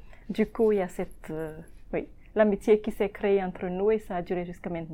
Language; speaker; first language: French; non-native, local second language; Malagasy